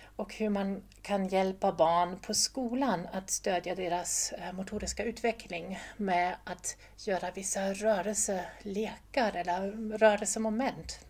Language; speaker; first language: Swedish; non-native, fluent; German